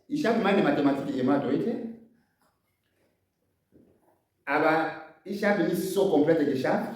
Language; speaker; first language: German; non-native, learner; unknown